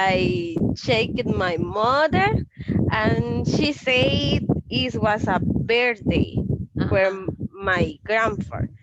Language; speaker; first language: English; non-native, learner; Spanish